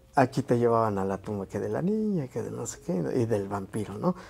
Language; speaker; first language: Spanish; native; Spanish